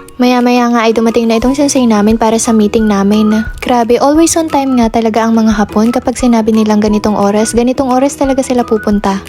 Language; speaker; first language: Filipino; native; Filipino